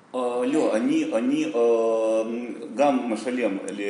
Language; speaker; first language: Hebrew; non-native, learner; Russian